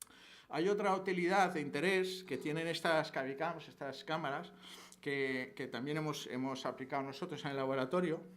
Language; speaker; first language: Spanish; native; Spanish